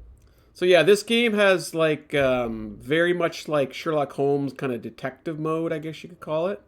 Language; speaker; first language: English; native; English